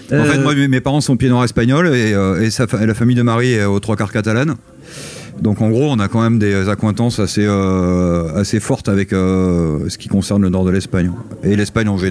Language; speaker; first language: French; native; French